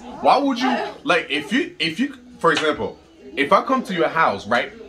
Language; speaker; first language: English; early bilingual, other home language; French